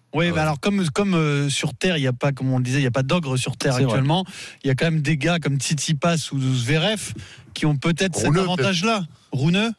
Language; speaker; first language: French; native; French